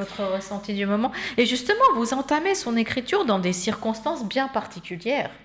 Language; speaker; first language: French; native; French